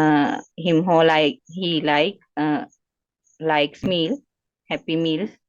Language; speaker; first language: English; non-native, learner; Sinhala